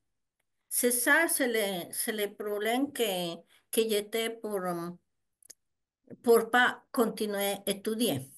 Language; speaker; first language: French; non-native, learner; Spanish